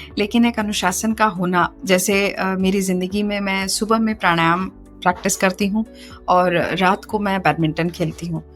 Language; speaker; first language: Hindi; non-native, local second language; Marathi